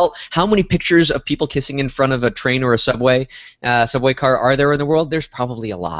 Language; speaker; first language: English; native; English